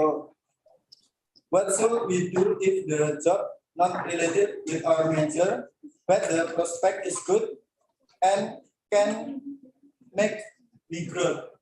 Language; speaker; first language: English; non-native, learner; Indonesian